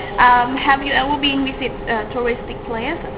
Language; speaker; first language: English; non-native, learner; Thai